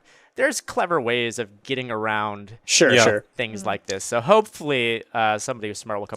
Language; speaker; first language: English; native; English